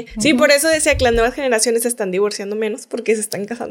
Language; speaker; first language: Spanish; native; Spanish